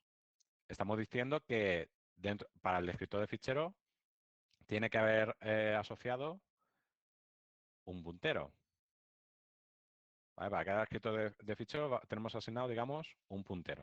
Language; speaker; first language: Spanish; native; Spanish